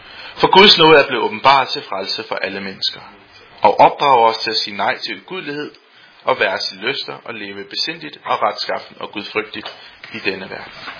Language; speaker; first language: Danish; native; Danish